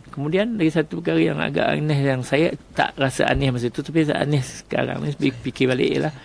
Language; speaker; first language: Malay; non-native, local second language; Chinese